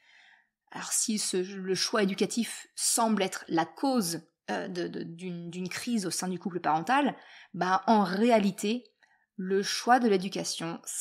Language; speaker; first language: French; native; French